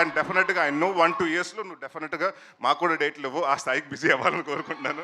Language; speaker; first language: Telugu; native; Telugu